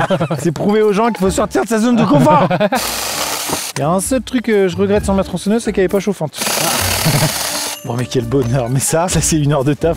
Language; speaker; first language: French; native; French